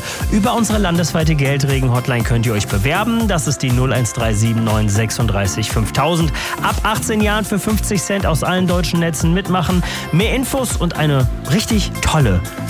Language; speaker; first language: German; native; German